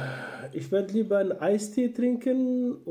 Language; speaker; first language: German; non-native, learner; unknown